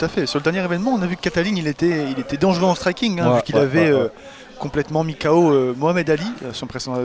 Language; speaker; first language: French; native; French